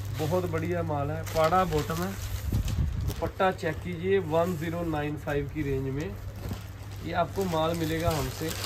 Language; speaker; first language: Hindi; non-native, local second language; Punjabi